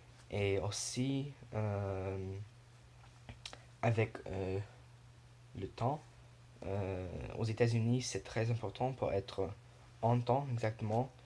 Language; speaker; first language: French; non-native, learner; English